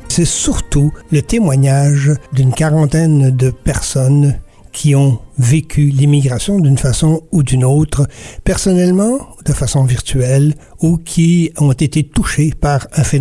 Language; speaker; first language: French; native; French